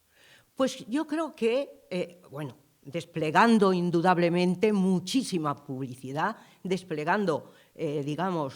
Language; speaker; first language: Spanish; native; Spanish